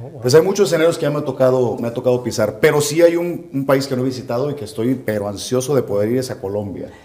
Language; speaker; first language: Spanish; native; Spanish